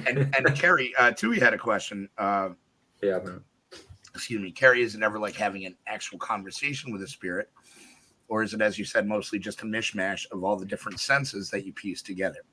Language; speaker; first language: English; native; English